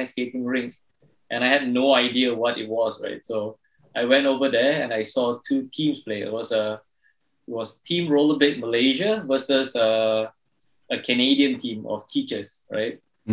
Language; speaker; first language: English; non-native, local second language; Malay